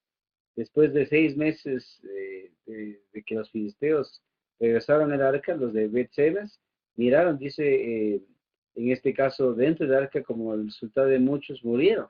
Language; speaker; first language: Spanish; native; Spanish